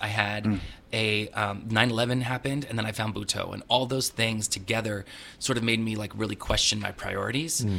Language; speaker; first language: English; native; English